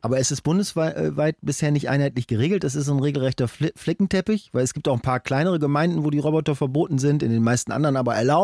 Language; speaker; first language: German; native; German